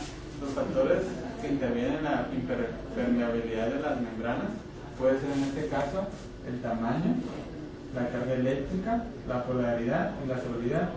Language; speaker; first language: Spanish; native; Spanish